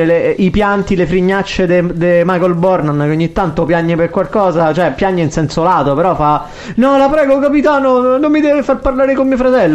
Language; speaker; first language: Italian; native; Italian